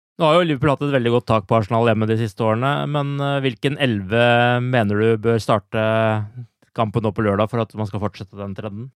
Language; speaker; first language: Norwegian; native; Norwegian